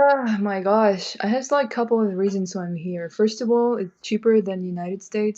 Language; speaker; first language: English; non-native, fluent; Kyrgyz